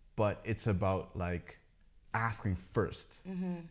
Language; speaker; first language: English; early bilingual, heritage; Dutch